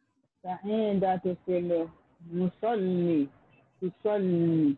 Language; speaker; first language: Arabic; non-native, learner; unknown